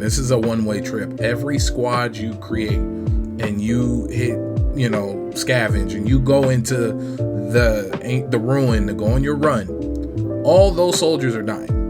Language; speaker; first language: English; native; English